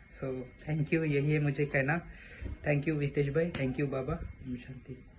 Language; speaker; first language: Hindi; native; Hindi